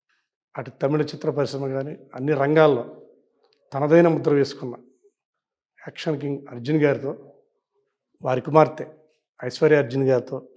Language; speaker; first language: Telugu; native; Telugu